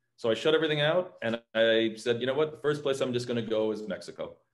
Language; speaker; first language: English; native; English